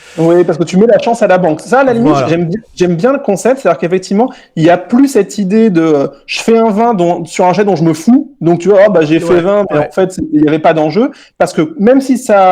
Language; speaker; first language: French; native; French